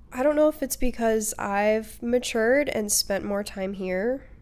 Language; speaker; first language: English; native; English